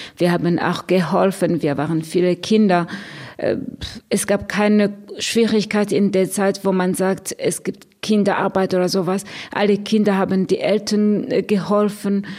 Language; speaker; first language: German; non-native, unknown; Rundi